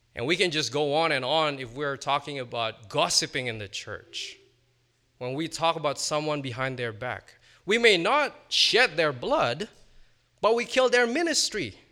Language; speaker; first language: English; non-native, fluent; Indonesian